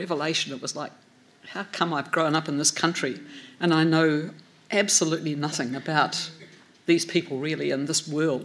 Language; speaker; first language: English; native; English